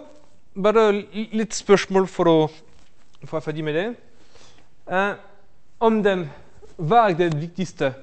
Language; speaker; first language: Norwegian; non-native, fluent; French